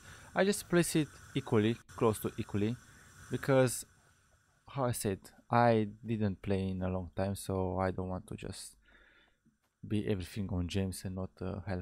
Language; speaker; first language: English; non-native, fluent; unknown